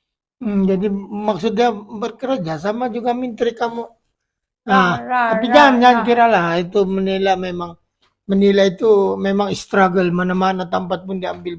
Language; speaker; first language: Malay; non-native, local second language; Filipino